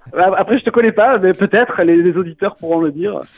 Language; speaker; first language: French; native; French